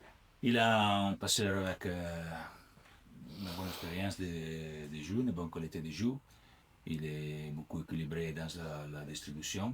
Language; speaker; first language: French; non-native, learner; Italian